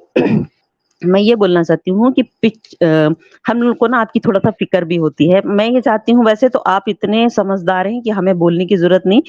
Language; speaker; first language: Hindi; native; Hindi